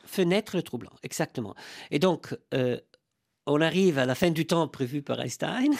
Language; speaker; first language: French; non-native, fluent; Italian